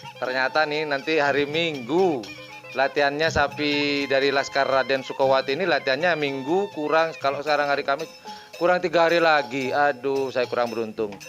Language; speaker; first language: Indonesian; non-native, local second language; Madurese